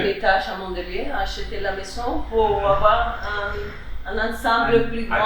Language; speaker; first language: French; non-native, fluent; Spanish